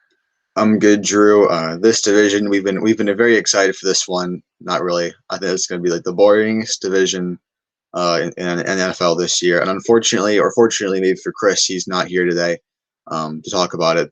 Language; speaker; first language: English; native; English